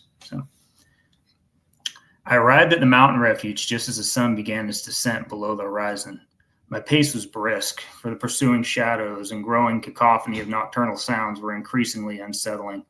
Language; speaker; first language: English; native; English